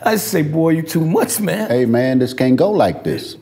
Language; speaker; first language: English; native; English